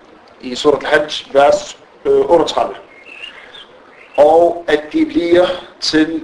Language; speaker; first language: Danish; non-native, fluent; Arabic